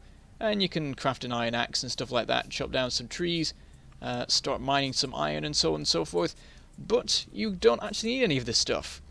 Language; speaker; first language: English; native; English